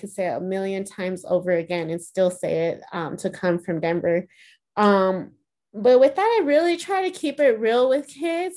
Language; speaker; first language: English; early bilingual, other home language; Spanish